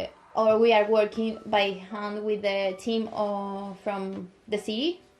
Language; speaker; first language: English; non-native, local second language; Spanish